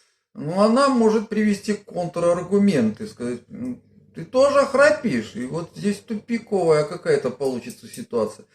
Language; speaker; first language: Russian; native; Russian